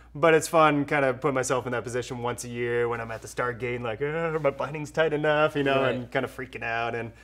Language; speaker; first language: English; native; English